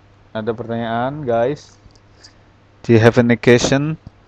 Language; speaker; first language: English; non-native, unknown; Indonesian